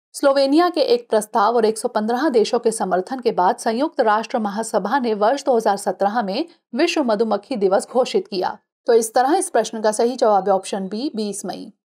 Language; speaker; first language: Hindi; native; Hindi